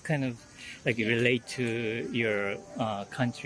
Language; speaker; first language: English; non-native, fluent; Japanese